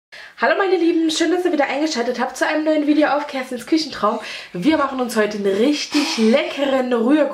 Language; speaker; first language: German; native; German